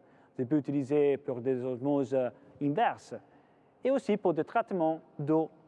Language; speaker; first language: French; non-native, fluent; Italian